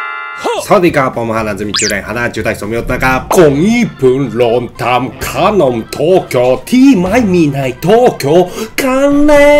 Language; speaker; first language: Thai; non-native, learner; Japanese